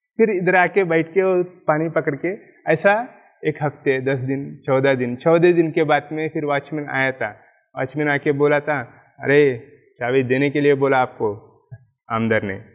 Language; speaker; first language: Hindi; non-native, local second language; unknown